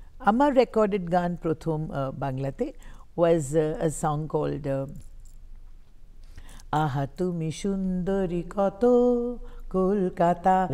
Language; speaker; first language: Bangla; non-native, learner; Tamil